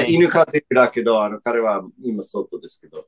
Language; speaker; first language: Japanese; non-native, fluent; English